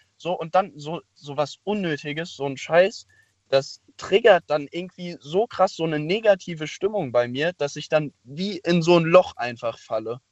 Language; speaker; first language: German; native; German